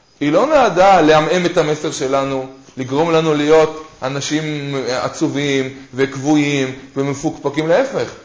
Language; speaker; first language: Hebrew; native; Hebrew